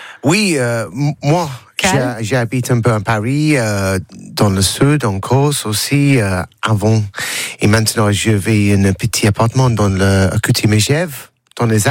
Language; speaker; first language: French; non-native, learner; English